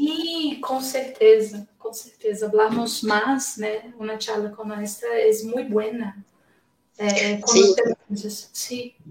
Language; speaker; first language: Spanish; non-native, learner; Portuguese